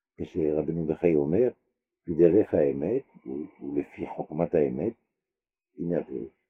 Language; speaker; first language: Hebrew; non-native, fluent; French